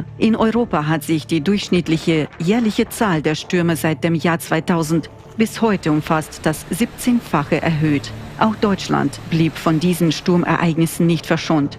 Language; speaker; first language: German; native; German